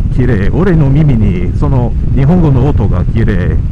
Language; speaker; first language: Japanese; non-native, fluent; English